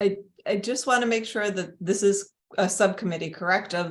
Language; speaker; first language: English; native; English